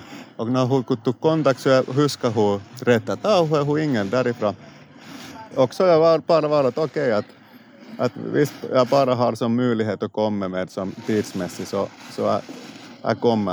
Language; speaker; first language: Swedish; non-native, local second language; Finnish